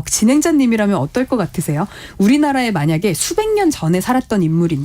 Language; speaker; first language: Korean; native; Korean